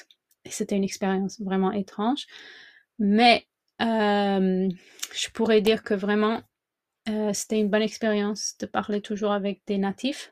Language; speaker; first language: French; non-native, fluent; English